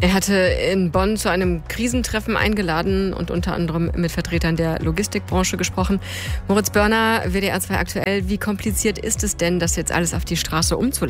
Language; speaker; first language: German; native; German